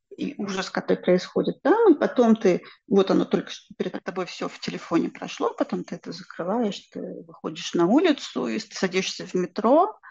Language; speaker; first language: Russian; non-native, local second language; Ukrainian